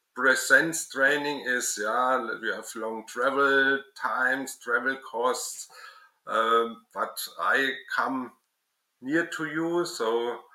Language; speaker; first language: English; non-native, learner; German